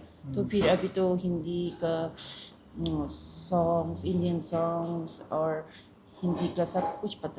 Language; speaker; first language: Hindi; non-native, learner; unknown